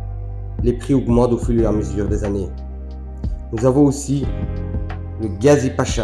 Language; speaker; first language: French; non-native, fluent; Turkish